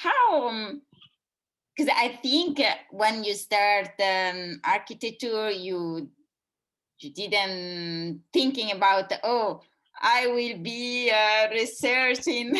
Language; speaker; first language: English; non-native, fluent; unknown